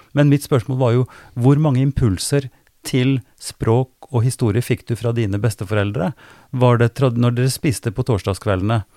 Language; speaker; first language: Norwegian; native; Norwegian